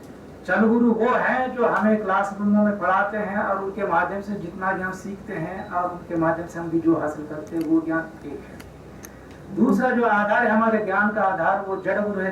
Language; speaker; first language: Hindi; native; Hindi